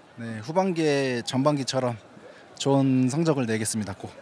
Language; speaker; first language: Korean; native; Korean